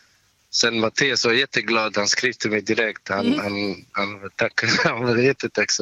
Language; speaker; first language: Swedish; non-native, fluent; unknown